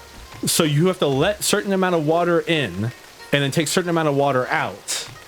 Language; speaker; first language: English; native; English